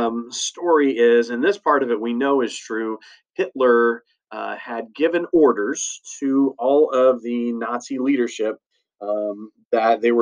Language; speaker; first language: English; native; English